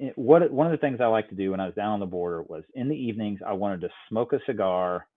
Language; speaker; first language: English; native; English